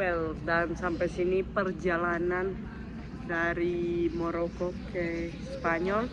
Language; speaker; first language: Indonesian; non-native, fluent; Spanish